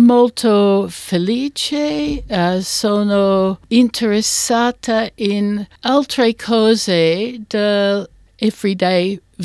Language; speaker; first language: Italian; non-native, learner; English